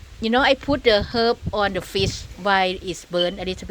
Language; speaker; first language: English; non-native, learner; Thai